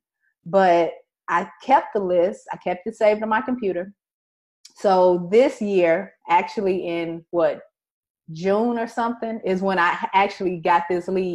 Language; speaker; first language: English; native; English